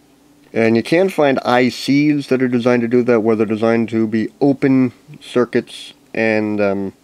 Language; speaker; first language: English; native; English